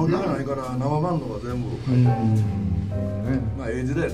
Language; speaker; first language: Japanese; native; Japanese